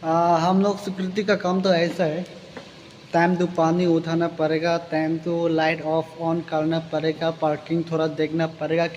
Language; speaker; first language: Hindi; non-native, local second language; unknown